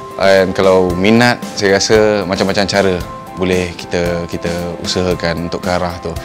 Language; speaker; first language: Malay; native; Malay